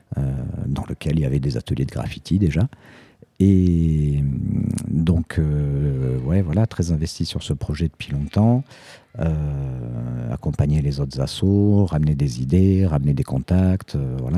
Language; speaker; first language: French; native; French